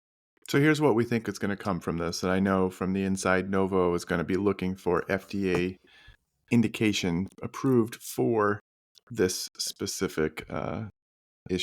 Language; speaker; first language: English; native; English